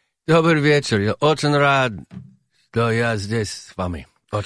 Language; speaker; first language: Russian; non-native, learner; English